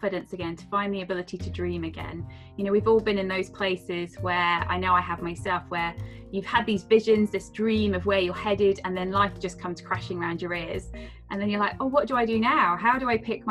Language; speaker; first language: English; native; English